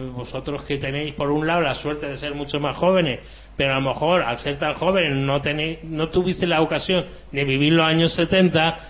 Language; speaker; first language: Spanish; early bilingual, other home language; German